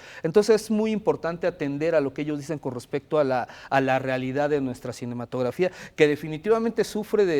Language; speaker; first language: Spanish; native; Spanish